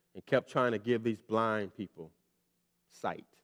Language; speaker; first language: English; native; English